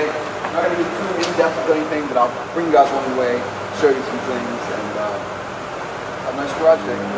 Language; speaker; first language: English; native; English